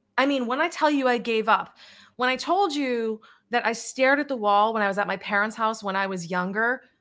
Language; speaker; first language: English; native; English